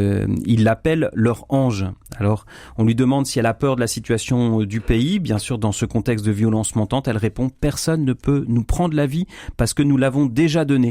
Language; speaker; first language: French; native; French